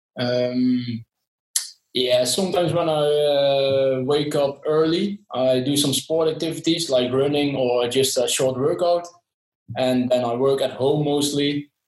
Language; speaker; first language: English; non-native, fluent; Dutch